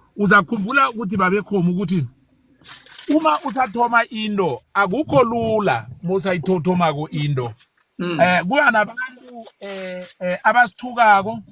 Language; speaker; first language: Zulu; non-native, local second language; South Ndebele